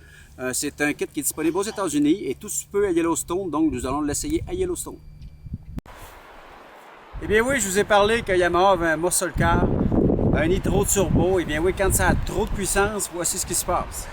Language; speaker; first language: French; native; French